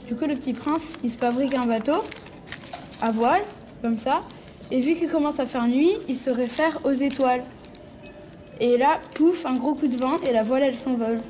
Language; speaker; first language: French; native; French